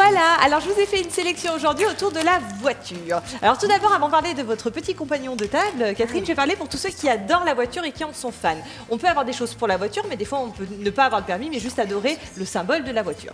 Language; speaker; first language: French; native; French